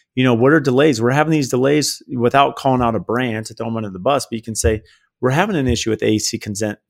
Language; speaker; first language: English; native; English